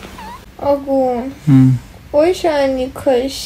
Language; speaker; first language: Chinese; non-native, learner; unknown